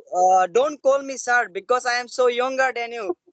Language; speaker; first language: English; non-native, learner; Assamese